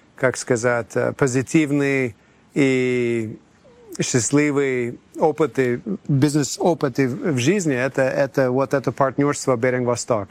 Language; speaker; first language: Russian; non-native, fluent; English